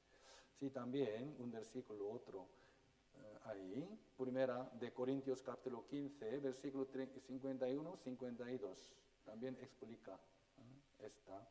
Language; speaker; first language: Spanish; non-native, fluent; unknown